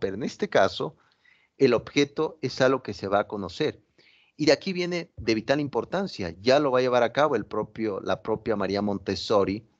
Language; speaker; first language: Spanish; native; Spanish